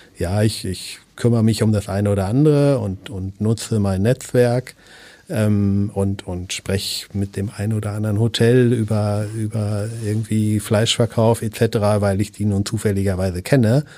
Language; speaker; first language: German; native; German